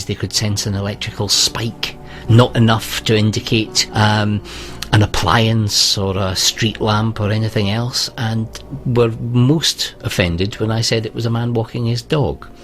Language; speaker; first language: English; native; English